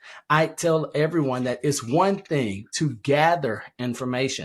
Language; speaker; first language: English; native; English